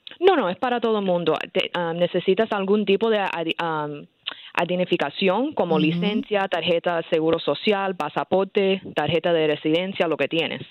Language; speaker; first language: Spanish; early bilingual, heritage; English